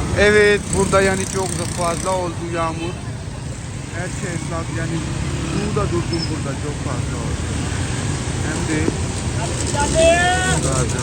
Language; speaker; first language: Turkish; non-native, learner; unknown